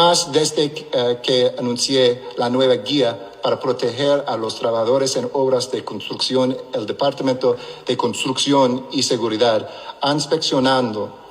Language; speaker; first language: Spanish; non-native, local second language; English